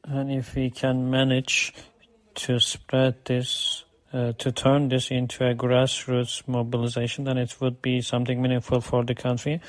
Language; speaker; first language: English; non-native, fluent; Turkish